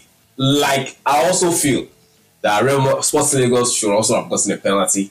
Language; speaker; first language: English; non-native, local second language; Yoruba